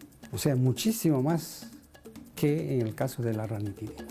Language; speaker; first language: Spanish; native; Spanish